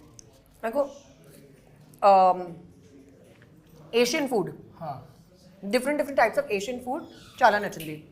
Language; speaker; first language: Telugu; non-native, local second language; Hindi